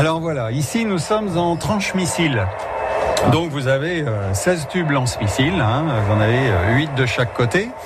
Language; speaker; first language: French; native; French